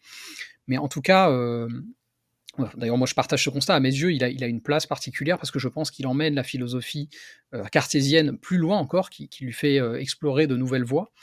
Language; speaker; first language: French; native; French